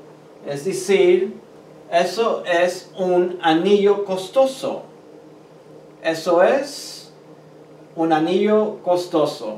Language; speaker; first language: Spanish; early bilingual, heritage; Spanish